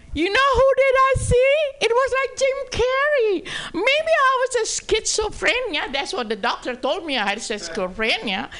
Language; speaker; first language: English; non-native, fluent; Indonesian